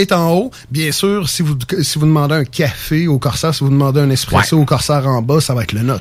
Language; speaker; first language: French; native; French